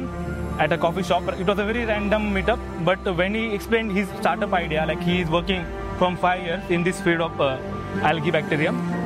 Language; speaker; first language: English; non-native, local second language; Marathi